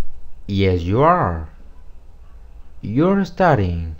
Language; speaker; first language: English; non-native, fluent; Spanish